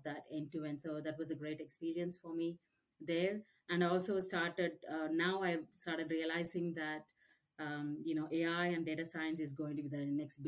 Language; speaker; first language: English; non-native, local second language; Tamil